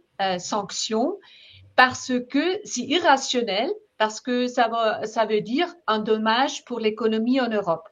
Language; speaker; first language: French; non-native, fluent; German